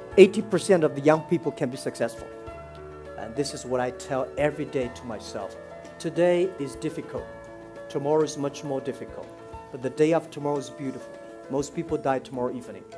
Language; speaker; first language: English; non-native, fluent; Chinese